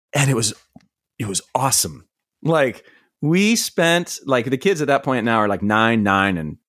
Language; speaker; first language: English; native; English